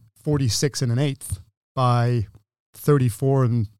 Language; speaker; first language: English; native; English